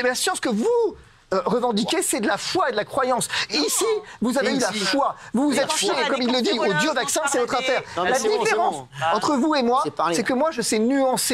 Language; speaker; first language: French; native; French